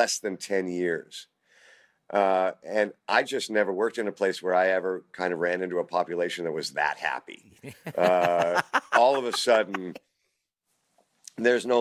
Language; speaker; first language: English; native; English